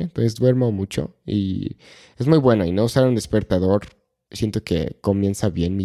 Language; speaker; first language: Spanish; non-native, fluent; English